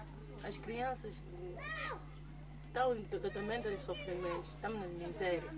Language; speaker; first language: Portuguese; non-native, local second language; Kongo